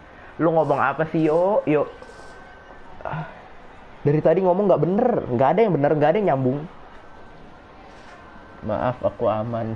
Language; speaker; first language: Indonesian; native; Indonesian